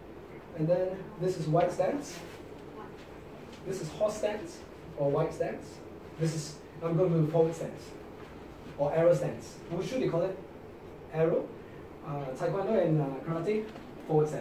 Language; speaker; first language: English; non-native, local second language; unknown